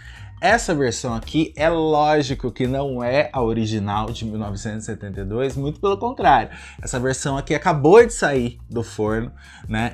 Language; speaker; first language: Portuguese; native; Portuguese